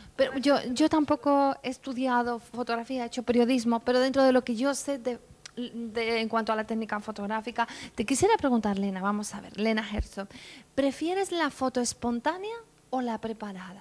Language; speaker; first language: Spanish; native; Spanish